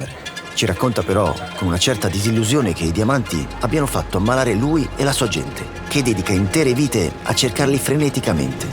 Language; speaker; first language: Italian; native; Italian